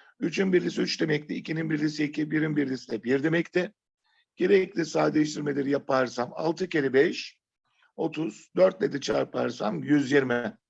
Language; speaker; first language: Turkish; native; Turkish